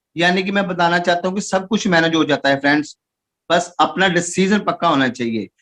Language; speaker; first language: Hindi; non-native, local second language; Punjabi